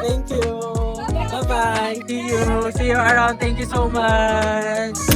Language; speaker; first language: English; non-native, local second language; Filipino